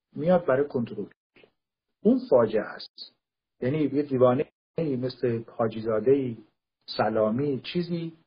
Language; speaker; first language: Persian; non-native, local second language; Kurdish